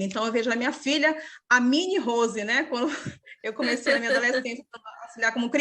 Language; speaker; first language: Portuguese; native; Portuguese